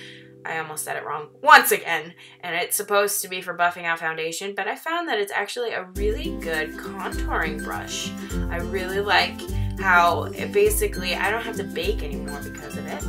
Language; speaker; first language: English; native; English